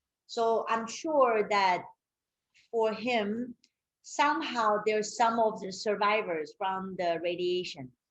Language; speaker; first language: English; non-native, fluent; Chinese